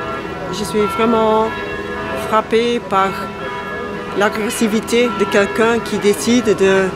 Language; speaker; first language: French; non-native, local second language; Dutch